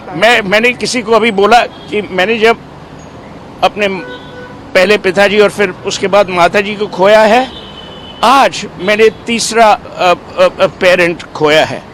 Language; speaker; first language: Hindi; native; Hindi